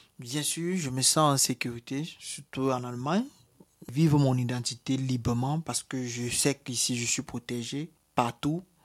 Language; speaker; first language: French; native; French